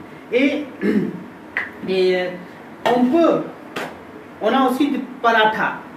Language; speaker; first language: French; non-native, fluent; Hindi